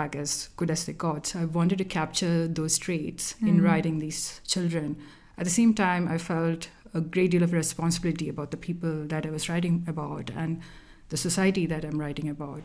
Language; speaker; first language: English; non-native, local second language; Malayalam